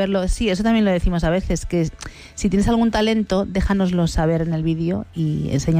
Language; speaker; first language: Spanish; native; Spanish